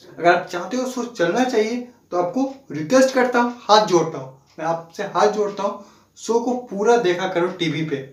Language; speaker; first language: Hindi; non-native, local second language; Bangla